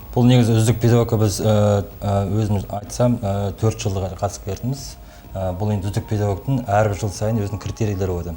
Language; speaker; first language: Kazakh; native; Kazakh